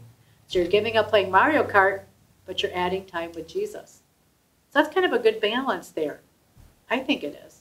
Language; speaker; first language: English; native; English